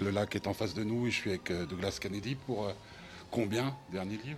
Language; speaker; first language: French; native; French